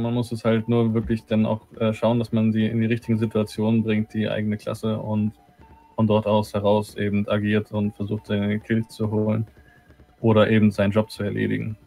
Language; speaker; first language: German; native; German